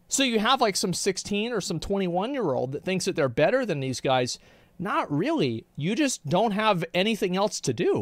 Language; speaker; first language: English; native; English